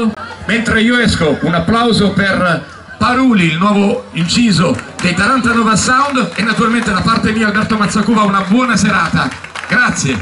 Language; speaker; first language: Italian; native; Italian